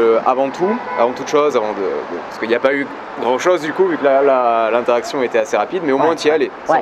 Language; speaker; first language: French; native; French